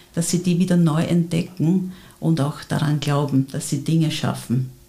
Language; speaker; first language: German; native; German